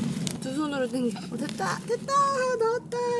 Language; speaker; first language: Korean; native; Korean